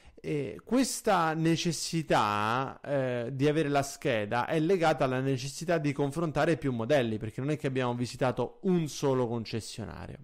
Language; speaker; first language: Italian; native; Italian